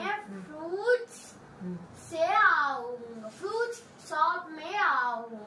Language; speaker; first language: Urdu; non-native, local second language; Tamil